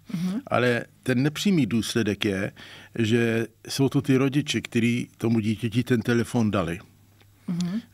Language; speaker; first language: Czech; native; Czech